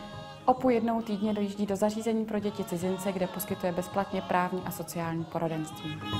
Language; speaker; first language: Czech; native; Czech